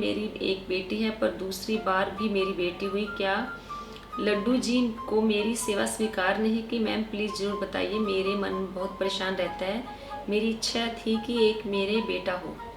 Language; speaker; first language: Hindi; native; Hindi